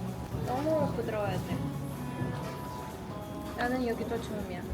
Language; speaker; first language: Korean; non-native, learner; Russian